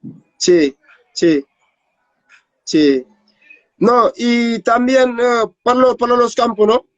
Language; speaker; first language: Spanish; non-native, learner; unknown